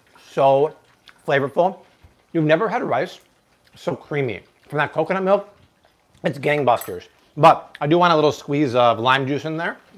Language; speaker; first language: English; native; English